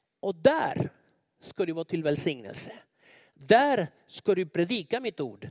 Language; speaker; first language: Swedish; non-native, fluent; Spanish